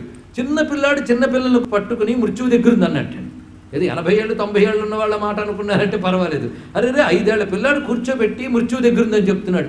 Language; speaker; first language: Telugu; native; Telugu